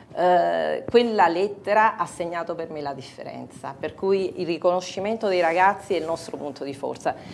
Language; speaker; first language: Italian; native; Italian